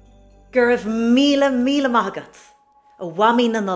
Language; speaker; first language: Irish; non-native, local second language; English